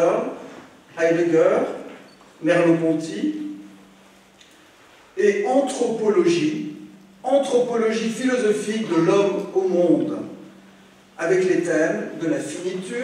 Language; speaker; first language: French; native; French